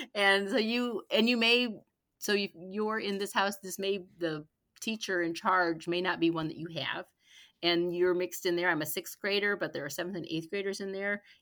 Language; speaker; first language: English; native; English